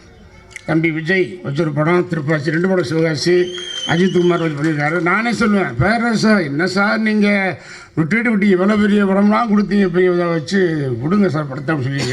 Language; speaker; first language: Tamil; native; Tamil